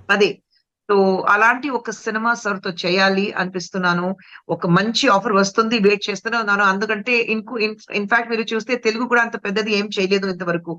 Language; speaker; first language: Telugu; non-native, fluent; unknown